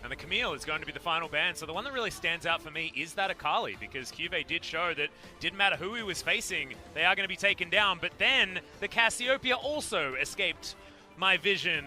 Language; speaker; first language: English; native; English